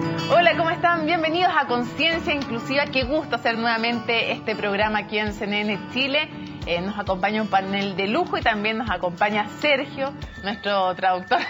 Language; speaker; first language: Spanish; native; Spanish